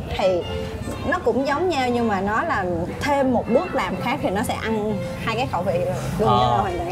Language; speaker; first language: Vietnamese; native; Vietnamese